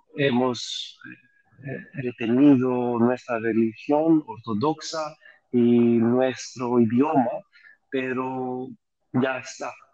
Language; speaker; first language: Spanish; non-native, fluent; Greek